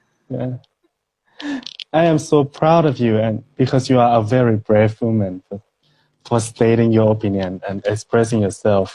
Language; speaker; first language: English; non-native, fluent; Thai